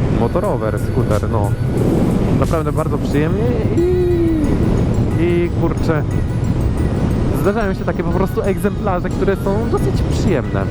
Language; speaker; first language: Polish; native; Polish